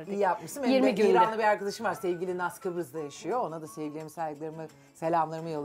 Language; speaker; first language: Turkish; native; Turkish